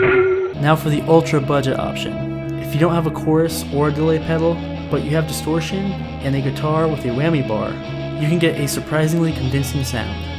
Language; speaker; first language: English; native; English